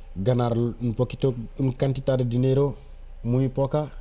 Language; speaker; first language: Spanish; non-native, fluent; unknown